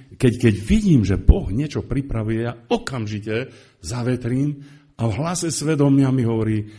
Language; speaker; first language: Slovak; native; Slovak